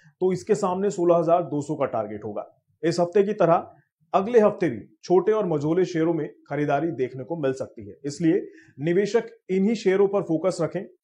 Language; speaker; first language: Hindi; native; Hindi